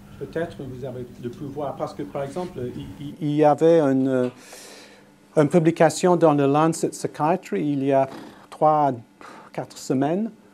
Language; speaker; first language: French; non-native, fluent; English